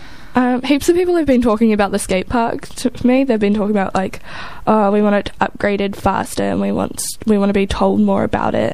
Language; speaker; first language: English; native; English